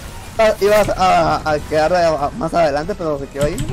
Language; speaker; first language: Spanish; native; Spanish